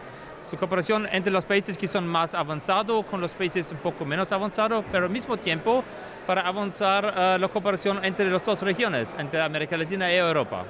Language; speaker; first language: Spanish; non-native, fluent; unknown